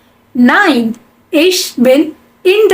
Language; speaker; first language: German; non-native, learner; Hindi